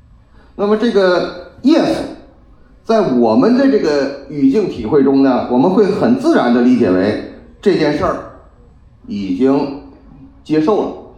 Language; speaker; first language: Chinese; native; Chinese